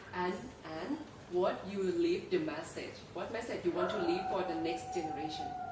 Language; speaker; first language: English; non-native, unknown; Thai